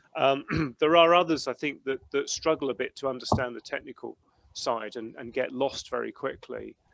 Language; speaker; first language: English; native; English